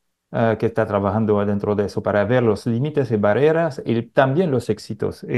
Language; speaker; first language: Spanish; non-native, fluent; French